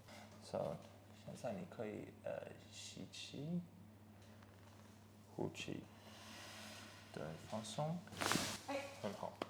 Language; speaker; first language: Chinese; non-native, learner; English